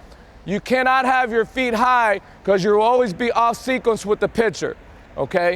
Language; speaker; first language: English; native; English